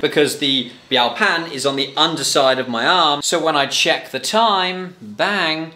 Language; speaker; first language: English; native; English